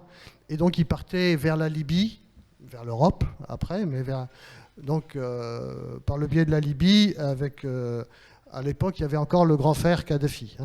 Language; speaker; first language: French; native; French